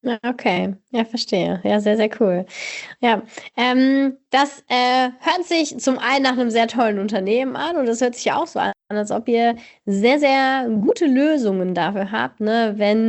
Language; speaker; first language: German; native; German